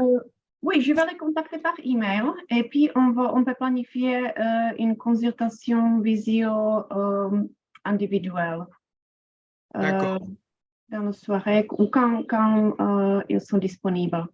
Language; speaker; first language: French; non-native, fluent; Czech